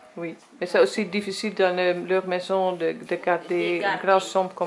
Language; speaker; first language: French; non-native, learner; Dutch